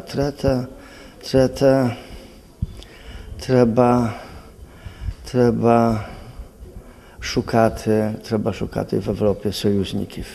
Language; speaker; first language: Polish; non-native, learner; Ukrainian